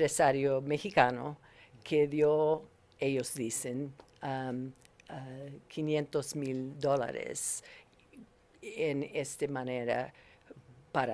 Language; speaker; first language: Spanish; non-native, learner; English